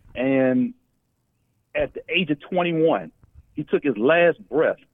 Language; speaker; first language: English; native; English